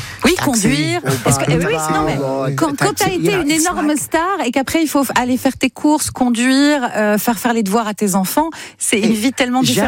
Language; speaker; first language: French; native; French